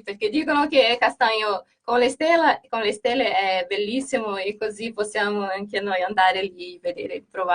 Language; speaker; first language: Italian; non-native, fluent; Portuguese